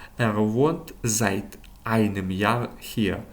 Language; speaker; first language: German; non-native, fluent; Ukrainian